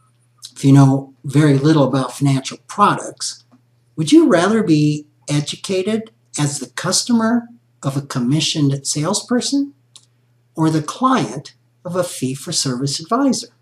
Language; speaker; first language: English; native; English